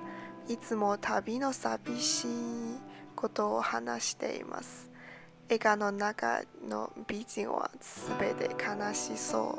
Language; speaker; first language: Japanese; non-native, learner; Chinese